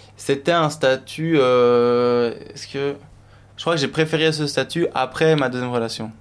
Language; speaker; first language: French; native; French